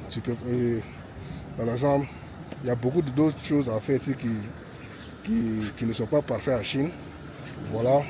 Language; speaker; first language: French; non-native, local second language; Bambara